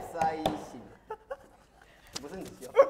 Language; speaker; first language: Korean; non-native, fluent; Chinese